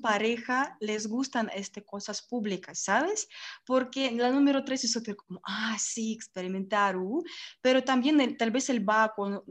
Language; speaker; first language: Spanish; non-native, learner; Russian